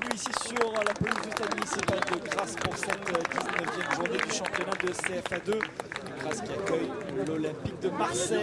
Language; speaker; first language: French; native; French